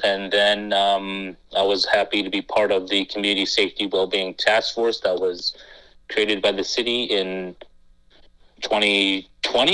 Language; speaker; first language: English; native; English